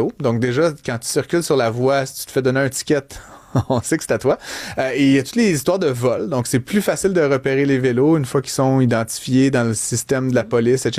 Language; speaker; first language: French; native; French